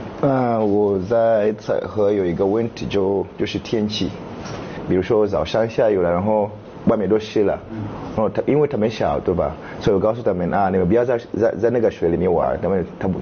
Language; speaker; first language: Chinese; non-native, fluent; English